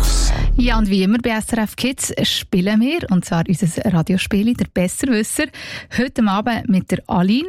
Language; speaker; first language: German; native; German